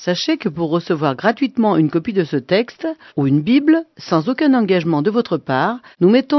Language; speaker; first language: French; native; French